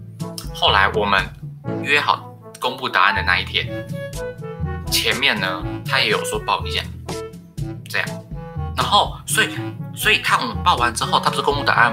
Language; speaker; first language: Chinese; native; Chinese